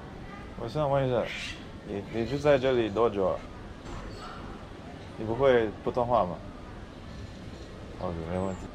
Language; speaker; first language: Chinese; non-native, fluent; English